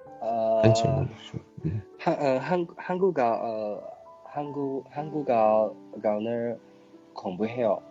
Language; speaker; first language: Korean; non-native, learner; Chinese